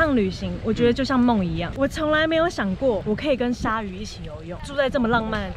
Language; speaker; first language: Chinese; native; Chinese